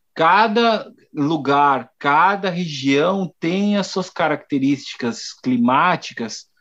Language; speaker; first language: Portuguese; native; Portuguese